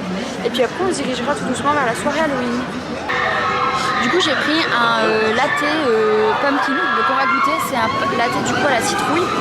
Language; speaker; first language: French; native; French